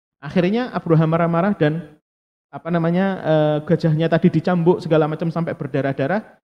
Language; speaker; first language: Indonesian; non-native, local second language; Javanese